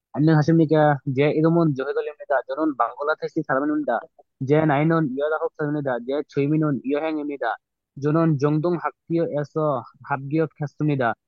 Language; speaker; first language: Korean; non-native, learner; Bangla